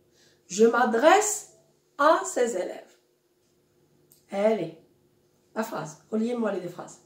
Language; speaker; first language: French; non-native, local second language; Arabic